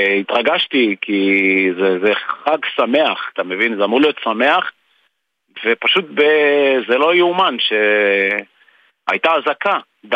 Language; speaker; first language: Hebrew; native; Hebrew